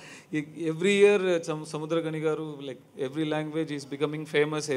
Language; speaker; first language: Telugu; non-native, learner; Tamil